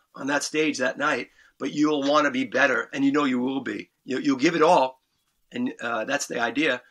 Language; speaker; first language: English; native; English